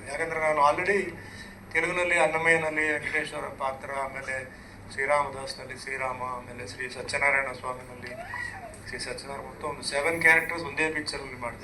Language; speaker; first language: Kannada; non-native, fluent; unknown